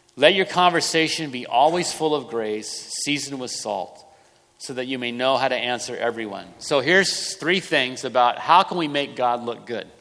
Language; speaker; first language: English; native; English